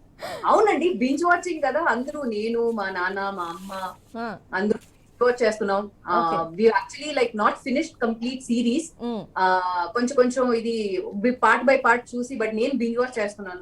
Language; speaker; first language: Telugu; non-native, local second language; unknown